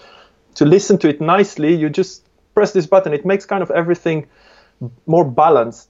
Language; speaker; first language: English; non-native, fluent; Hebrew